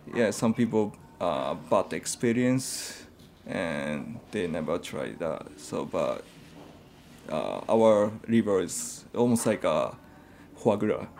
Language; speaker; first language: English; non-native, fluent; Japanese